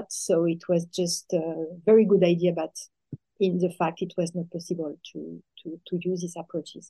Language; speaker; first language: English; non-native, fluent; French